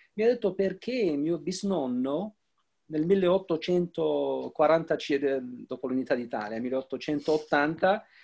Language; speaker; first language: Italian; non-native, fluent; Arabic